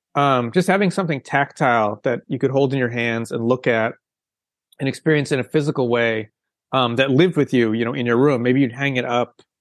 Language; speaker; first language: English; native; English